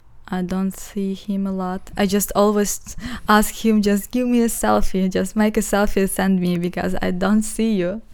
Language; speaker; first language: English; non-native, learner; Ukrainian